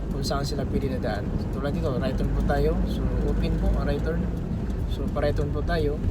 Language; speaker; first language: Filipino; non-native, local second language; Cebuano